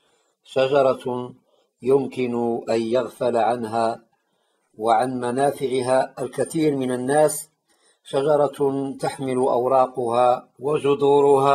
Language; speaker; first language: Arabic; native; Arabic